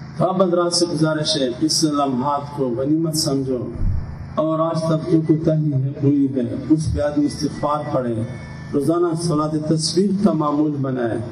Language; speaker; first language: Urdu; non-native, local second language; Pashto